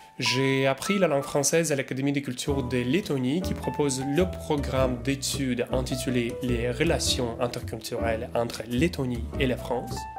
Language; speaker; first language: French; non-native, fluent; Russian